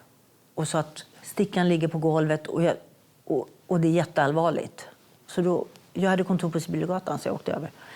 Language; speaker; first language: Swedish; native; Swedish